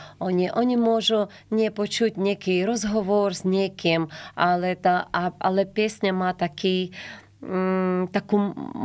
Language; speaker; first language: Slovak; non-native, learner; Ukrainian